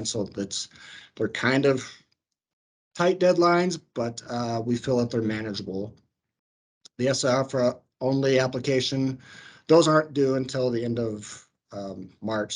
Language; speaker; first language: English; native; English